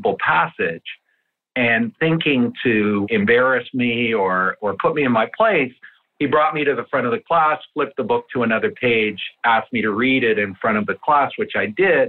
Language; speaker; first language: English; early bilingual, other home language; Italian